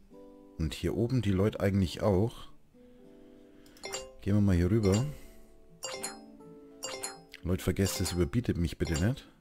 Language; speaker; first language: German; native; German